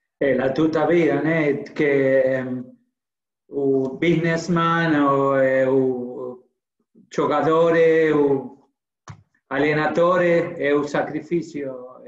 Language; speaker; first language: Italian; non-native, learner; Spanish